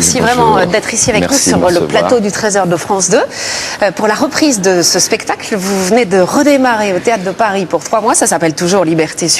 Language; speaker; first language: French; native; French